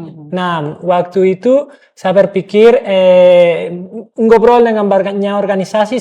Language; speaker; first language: Indonesian; non-native, fluent; English